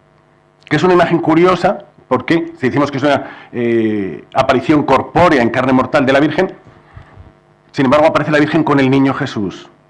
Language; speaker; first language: Spanish; native; Spanish